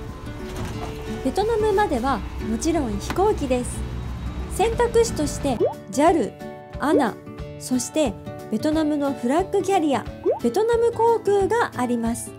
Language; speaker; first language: Japanese; native; Japanese